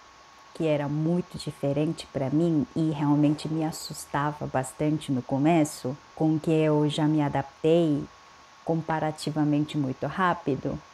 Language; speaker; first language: Portuguese; non-native, fluent; Korean